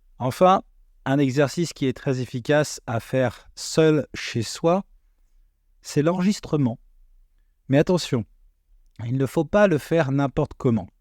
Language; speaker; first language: French; native; French